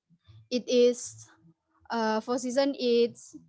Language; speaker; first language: English; non-native, learner; Indonesian